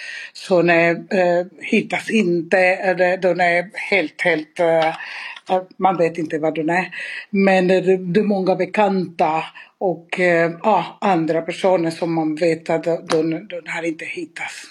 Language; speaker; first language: Swedish; non-native, fluent; Spanish